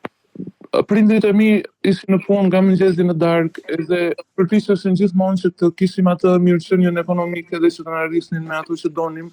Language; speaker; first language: Albanian; native; Albanian